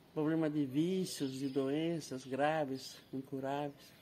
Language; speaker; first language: Portuguese; native; Portuguese